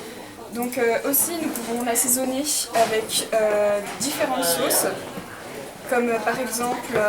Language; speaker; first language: French; non-native, fluent; Chinese